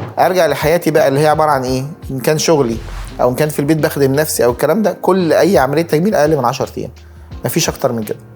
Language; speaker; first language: Arabic; native; Arabic